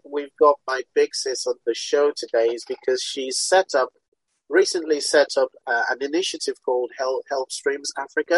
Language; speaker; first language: English; non-native, local second language; Yoruba